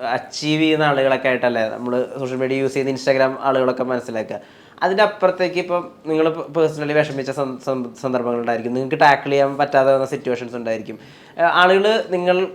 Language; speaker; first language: Malayalam; native; Malayalam